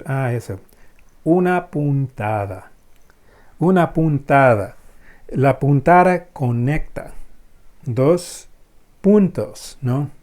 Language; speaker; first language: Spanish; non-native, fluent; English